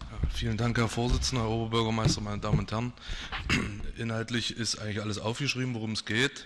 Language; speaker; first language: German; native; German